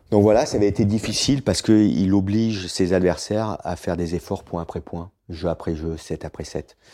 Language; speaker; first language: French; native; French